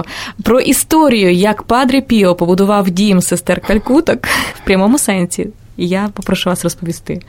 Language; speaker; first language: Ukrainian; native; Ukrainian